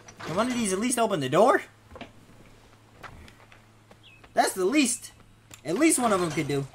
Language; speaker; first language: English; native; English